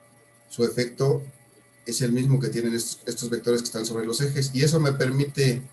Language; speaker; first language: Spanish; native; Spanish